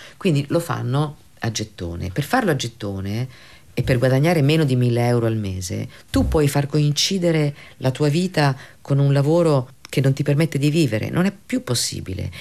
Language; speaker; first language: Italian; native; Italian